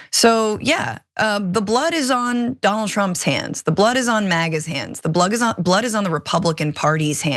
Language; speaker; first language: English; native; English